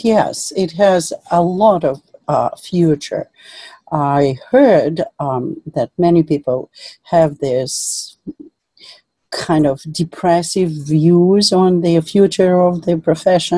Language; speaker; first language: English; non-native, fluent; Russian